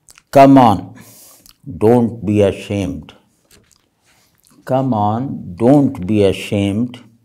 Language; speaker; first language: English; non-native, local second language; Urdu